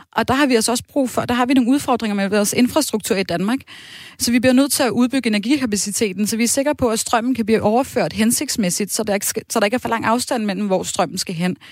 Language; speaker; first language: Danish; native; Danish